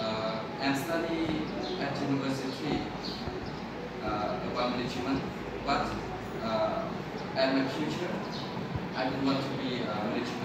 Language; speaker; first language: English; non-native, learner; Khmer